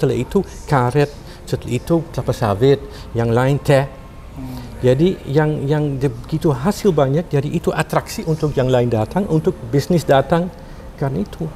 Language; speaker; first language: Indonesian; non-native, fluent; Dutch